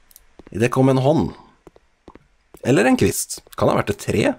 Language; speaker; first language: Norwegian; native; Norwegian